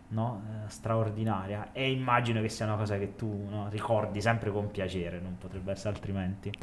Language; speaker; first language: Italian; native; Italian